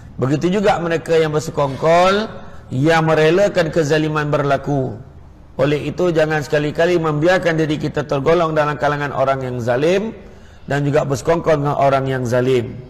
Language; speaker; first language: Malay; native; Malay